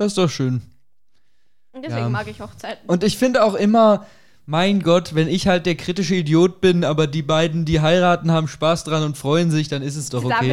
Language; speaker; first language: German; native; German